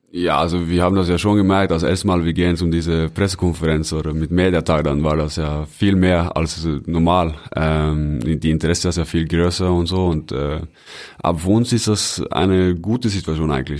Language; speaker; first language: German; non-native, fluent; Norwegian